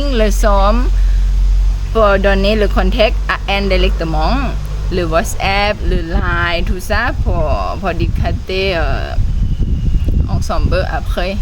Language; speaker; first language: French; non-native, learner; Thai